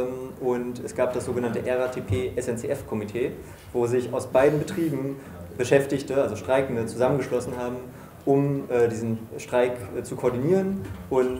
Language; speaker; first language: German; native; German